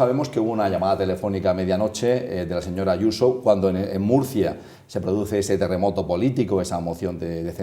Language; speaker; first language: Spanish; native; Spanish